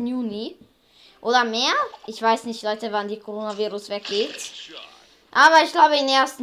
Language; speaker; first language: German; early bilingual, other home language; Hungarian